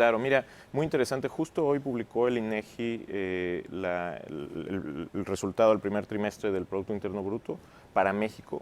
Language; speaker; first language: Spanish; native; Spanish